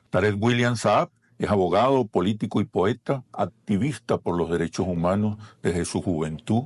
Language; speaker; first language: Spanish; native; Spanish